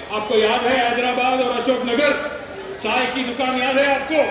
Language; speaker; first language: Hindi; non-native, local second language; Telugu